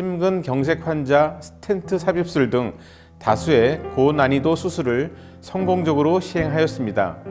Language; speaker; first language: Korean; native; Korean